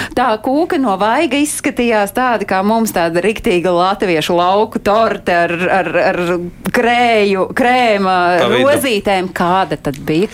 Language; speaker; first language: Latvian; native; Latvian